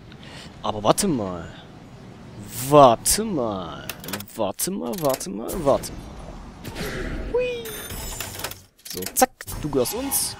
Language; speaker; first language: German; native; German